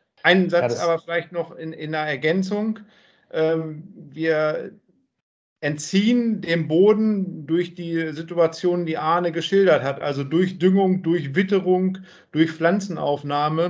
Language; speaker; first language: German; native; German